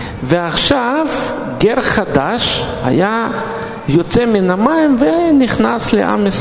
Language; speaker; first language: Hebrew; non-native, fluent; Russian